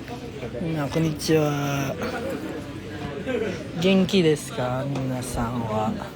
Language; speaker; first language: Japanese; non-native, learner; Filipino